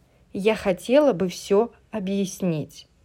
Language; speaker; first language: Russian; non-native, learner; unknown